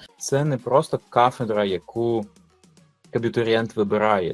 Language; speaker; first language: Ukrainian; non-native, local second language; Russian